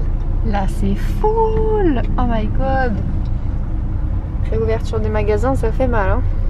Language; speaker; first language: French; native; French